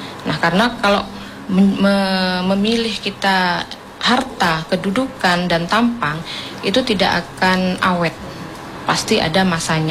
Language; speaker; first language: Indonesian; native; Indonesian